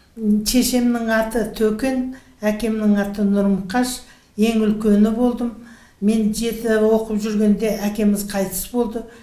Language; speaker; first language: Kazakh; native; Kazakh